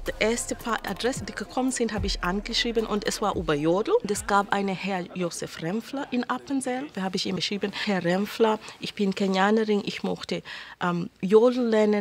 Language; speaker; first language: German; non-native, fluent; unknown